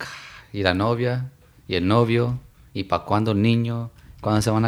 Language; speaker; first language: Spanish; early bilingual, heritage; Spanish